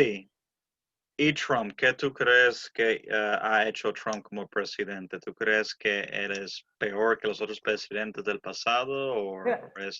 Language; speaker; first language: Spanish; early bilingual, heritage; English